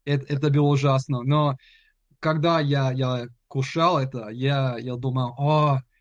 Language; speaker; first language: Russian; non-native, learner; English